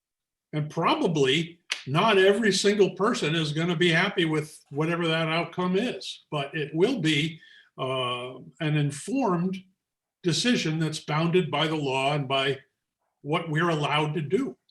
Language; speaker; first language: English; native; English